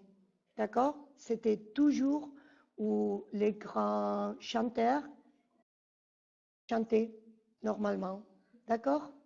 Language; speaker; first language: French; non-native, fluent; Spanish